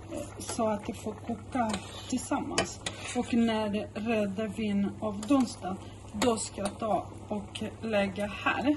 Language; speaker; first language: Swedish; non-native, local second language; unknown